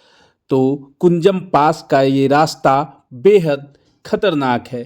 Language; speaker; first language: Hindi; native; Hindi